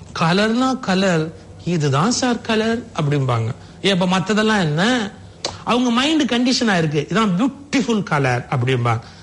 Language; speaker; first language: Tamil; native; Tamil